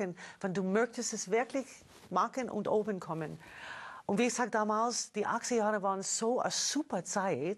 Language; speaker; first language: German; non-native, fluent; English